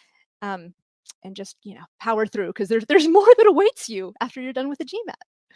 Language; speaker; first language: English; native; English